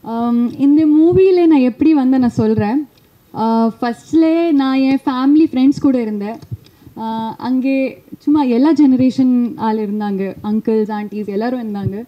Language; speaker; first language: Tamil; non-native, fluent; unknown